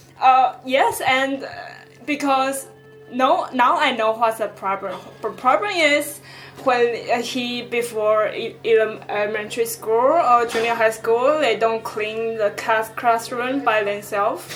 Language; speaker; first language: English; non-native, learner; Chinese